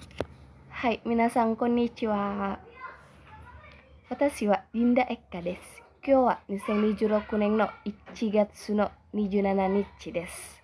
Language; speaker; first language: Japanese; non-native, learner; Indonesian